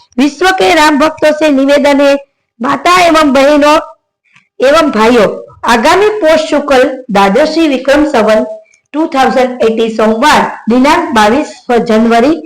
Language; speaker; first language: Hindi; non-native, local second language; Gujarati